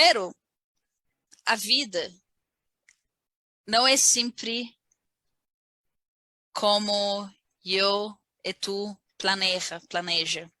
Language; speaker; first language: Portuguese; non-native, learner; Arabic